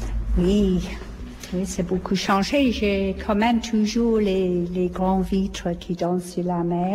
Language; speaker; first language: French; non-native, fluent; English